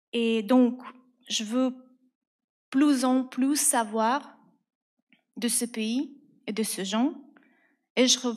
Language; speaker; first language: French; non-native, fluent; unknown